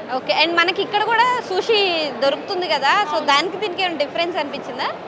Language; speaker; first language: Telugu; native; Telugu